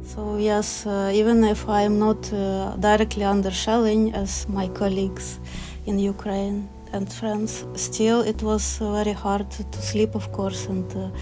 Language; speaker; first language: English; non-native, fluent; Ukrainian